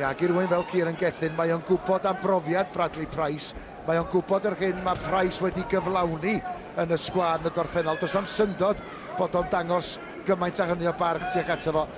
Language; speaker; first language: Welsh; native; Welsh